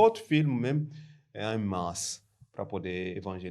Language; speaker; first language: Portuguese; non-native, learner; French